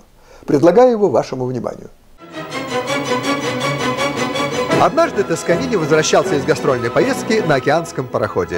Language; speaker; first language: Russian; native; Russian